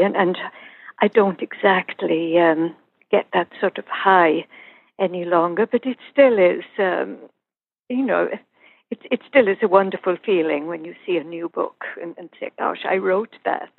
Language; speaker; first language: English; native; English